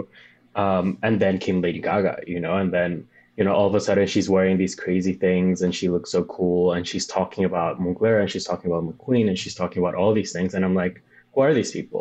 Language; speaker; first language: English; non-native, fluent; Spanish